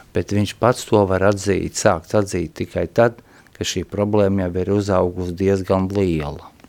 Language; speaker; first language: Latvian; non-native, local second language; Russian